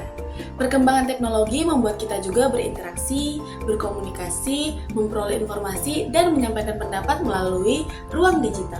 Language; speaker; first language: Indonesian; native; Indonesian